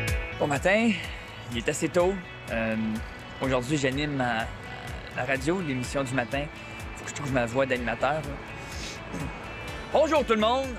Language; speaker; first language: French; native; French